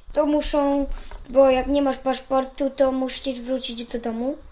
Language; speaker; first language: Polish; early bilingual, heritage; Polish